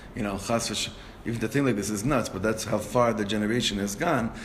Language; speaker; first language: English; native; English